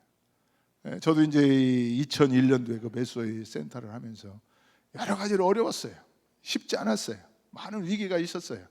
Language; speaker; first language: Korean; native; Korean